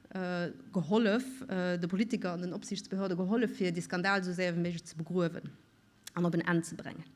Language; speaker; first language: Luxembourgish; native; Luxembourgish